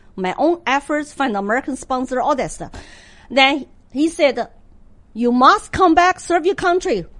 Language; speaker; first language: English; non-native, fluent; Chinese